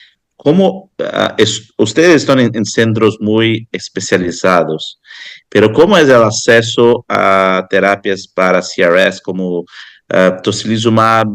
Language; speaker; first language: Spanish; non-native, fluent; Portuguese